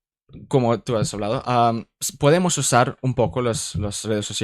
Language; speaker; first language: Spanish; non-native, learner; English